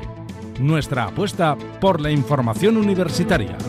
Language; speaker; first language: Spanish; native; Spanish